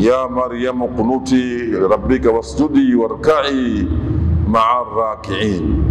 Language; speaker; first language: Arabic; non-native, fluent; Swahili